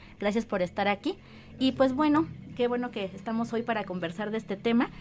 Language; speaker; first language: Spanish; native; Spanish